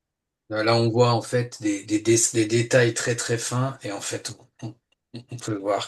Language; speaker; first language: French; native; French